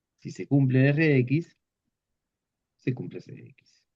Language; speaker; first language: Spanish; native; Spanish